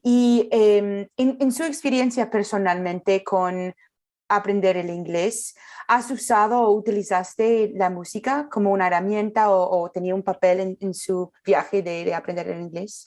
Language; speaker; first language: Spanish; non-native, learner; English